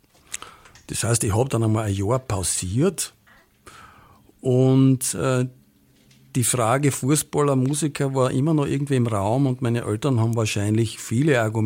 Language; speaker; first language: German; native; German